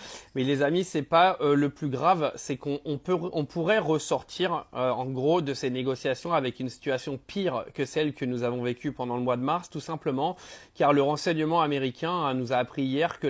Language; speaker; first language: French; native; French